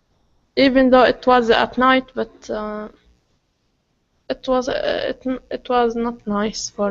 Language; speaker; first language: English; non-native, learner; Arabic